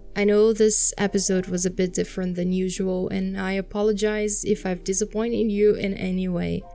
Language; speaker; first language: English; non-native, fluent; Portuguese